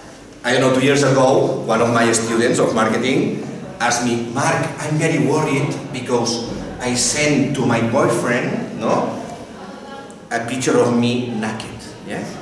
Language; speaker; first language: English; non-native, fluent; Catalan